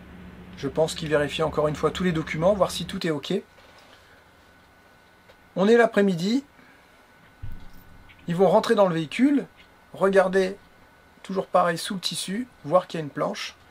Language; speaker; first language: French; native; French